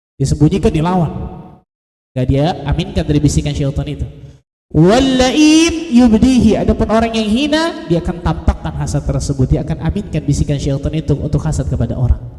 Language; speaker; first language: Indonesian; native; Indonesian